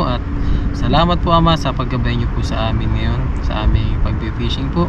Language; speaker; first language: Filipino; native; Filipino